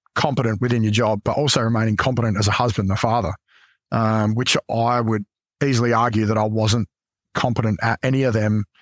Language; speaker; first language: English; native; English